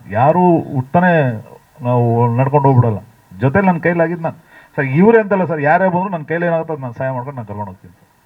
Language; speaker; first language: Kannada; native; Kannada